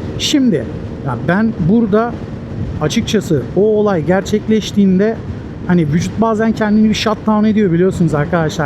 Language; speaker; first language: Turkish; native; Turkish